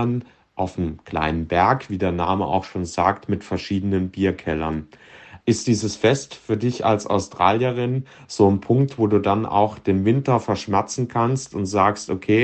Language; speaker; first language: German; native; German